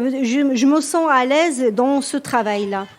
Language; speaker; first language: French; non-native, local second language; Berber languages